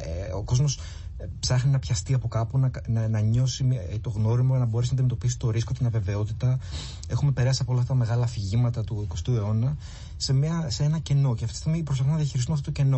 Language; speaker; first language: Greek; native; Greek